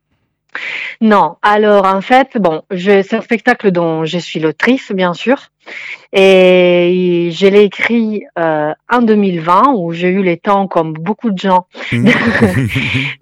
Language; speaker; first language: French; non-native, fluent; Italian